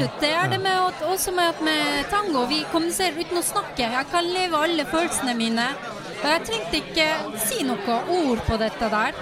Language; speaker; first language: Norwegian; non-native, fluent; Turkish